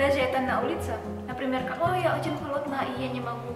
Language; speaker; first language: Russian; non-native, learner; Indonesian